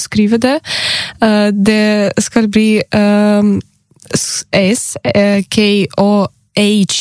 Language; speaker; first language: Norwegian; non-native, learner; Ukrainian